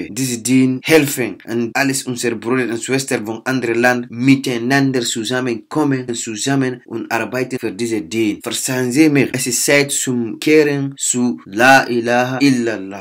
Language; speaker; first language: German; non-native, learner; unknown